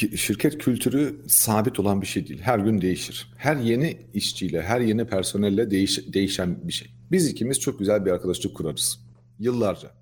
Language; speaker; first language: Turkish; early bilingual, heritage; Turkish